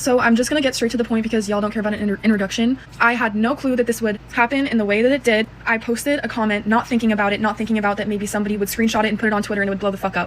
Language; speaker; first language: English; native; English